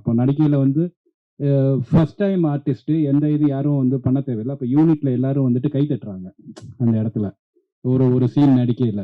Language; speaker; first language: Tamil; native; Tamil